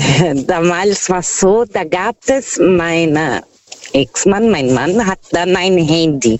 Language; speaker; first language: German; non-native, fluent; Portuguese